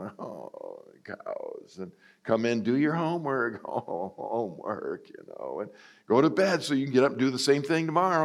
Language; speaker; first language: English; native; English